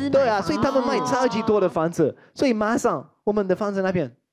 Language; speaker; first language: Chinese; non-native, fluent; French